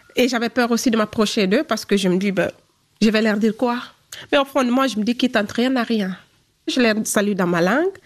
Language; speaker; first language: French; non-native, local second language; Fula